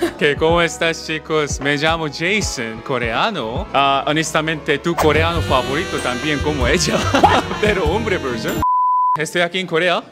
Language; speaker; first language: Spanish; non-native, learner; Korean